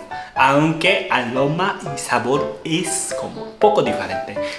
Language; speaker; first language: Spanish; non-native, learner; Japanese